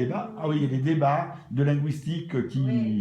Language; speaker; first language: French; native; French